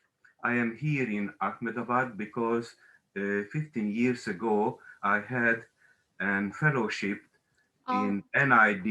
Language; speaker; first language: English; non-native, learner; Hungarian